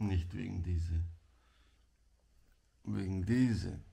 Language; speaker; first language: German; early bilingual, other home language; Albanian